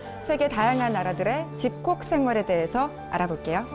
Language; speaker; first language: Korean; native; Korean